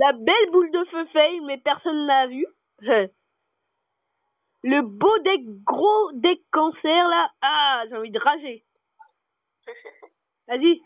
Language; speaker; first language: French; native; French